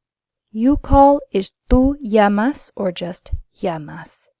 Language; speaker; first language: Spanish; non-native, fluent; English